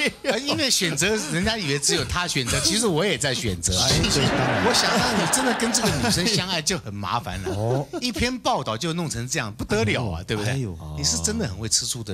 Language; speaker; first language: Chinese; native; Chinese